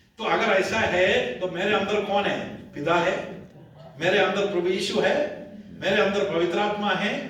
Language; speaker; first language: Hindi; non-native, local second language; Malayalam